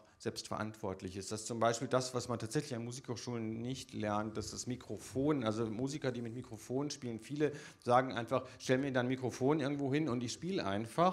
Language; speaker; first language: German; native; German